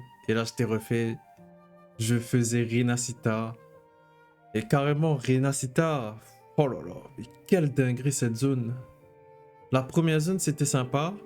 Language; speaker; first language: French; native; French